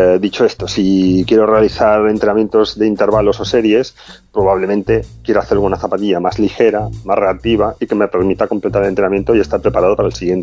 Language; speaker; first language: Spanish; native; Spanish